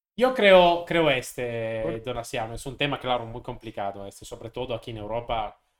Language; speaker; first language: Spanish; non-native, fluent; Italian